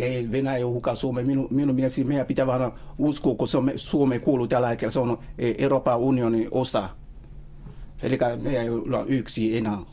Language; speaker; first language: Finnish; non-native, learner; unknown